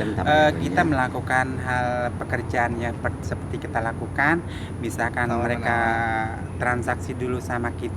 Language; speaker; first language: Indonesian; native; Indonesian